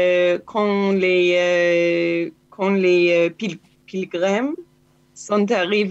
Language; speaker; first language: French; non-native, learner; Hebrew